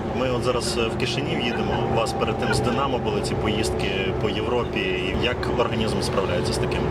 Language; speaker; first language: Ukrainian; native; Ukrainian